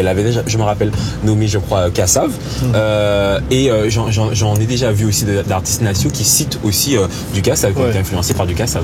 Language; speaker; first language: French; native; French